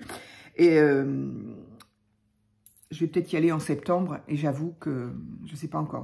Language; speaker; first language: French; native; French